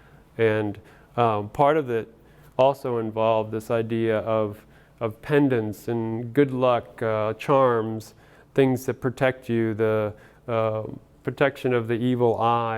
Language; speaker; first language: English; early bilingual, other home language; Spanish